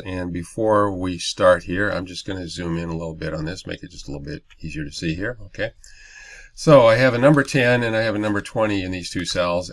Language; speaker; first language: English; native; English